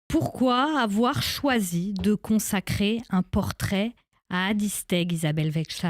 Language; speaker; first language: French; native; French